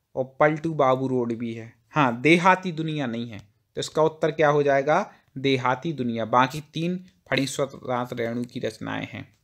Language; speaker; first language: Hindi; native; Hindi